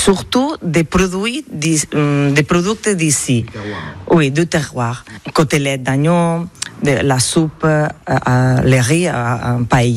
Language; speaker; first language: French; non-native, learner; Catalan